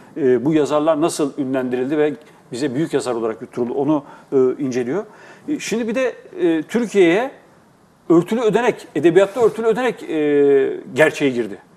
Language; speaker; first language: Turkish; native; Turkish